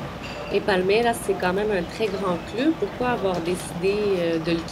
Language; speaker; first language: French; non-native, local second language; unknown